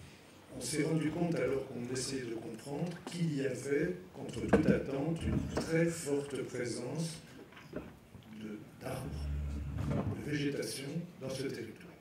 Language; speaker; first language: French; native; French